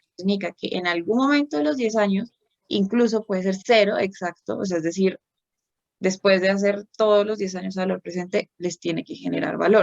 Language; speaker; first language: Spanish; native; Spanish